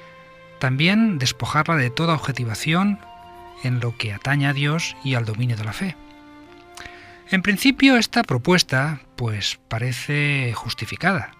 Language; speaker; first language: Spanish; native; Spanish